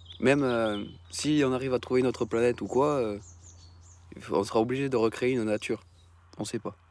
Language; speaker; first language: French; native; French